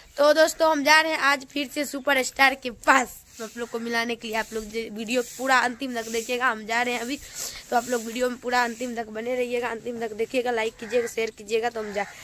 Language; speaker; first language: Hindi; native; Hindi